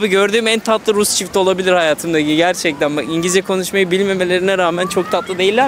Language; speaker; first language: Turkish; native; Turkish